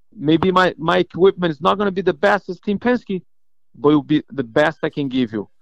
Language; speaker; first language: English; non-native, fluent; Portuguese